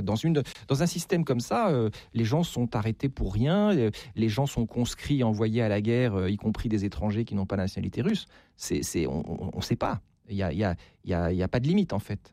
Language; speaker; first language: French; native; French